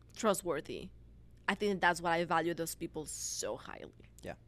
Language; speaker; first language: English; non-native, fluent; Spanish